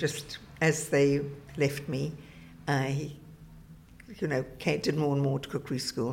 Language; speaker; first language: English; native; English